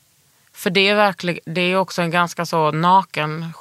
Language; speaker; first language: Swedish; native; Swedish